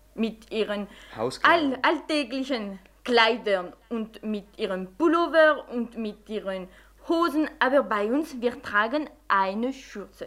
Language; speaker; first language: German; non-native, fluent; French